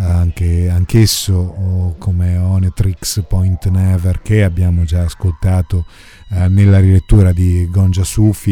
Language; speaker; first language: Italian; native; Italian